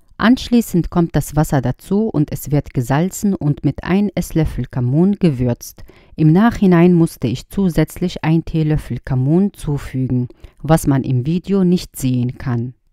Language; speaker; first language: German; non-native, fluent; Arabic